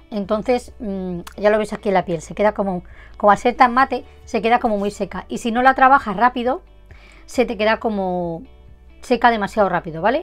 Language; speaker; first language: Spanish; native; Spanish